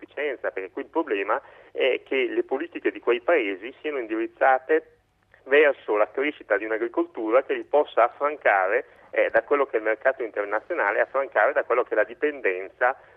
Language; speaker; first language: Italian; native; Italian